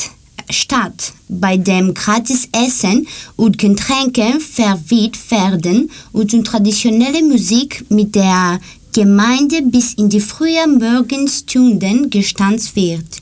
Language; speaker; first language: German; non-native, learner; Greek